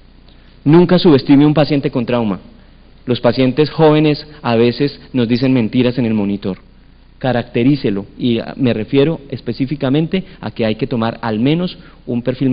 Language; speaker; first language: Spanish; native; Spanish